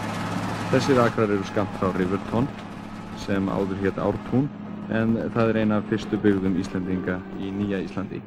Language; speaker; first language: Icelandic; native; Icelandic